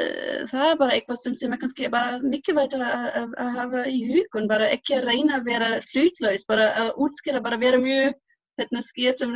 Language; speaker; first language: Icelandic; non-native, learner; German